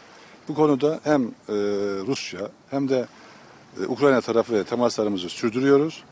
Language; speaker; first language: Turkish; native; Turkish